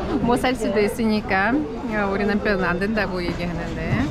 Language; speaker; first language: Korean; non-native, fluent; Ukrainian